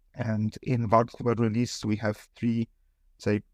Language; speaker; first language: English; non-native, fluent; Polish